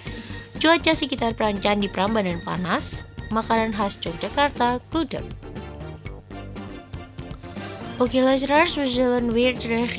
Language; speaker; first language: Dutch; non-native, learner; Indonesian